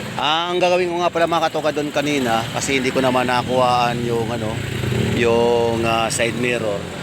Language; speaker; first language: Filipino; native; Filipino